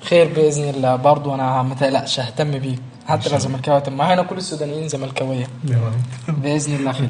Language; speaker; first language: Arabic; native; Arabic